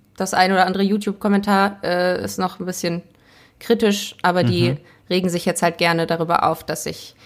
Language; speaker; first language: German; native; German